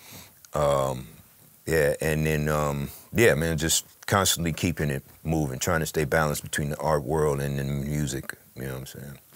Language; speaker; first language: English; native; English